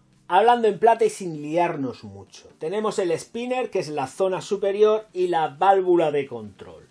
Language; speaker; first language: Spanish; native; Spanish